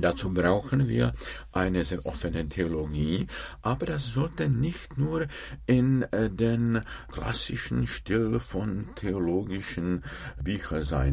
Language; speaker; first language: German; non-native, fluent; Czech